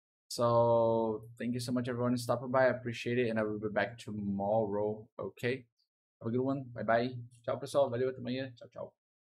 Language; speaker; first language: English; non-native, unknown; Portuguese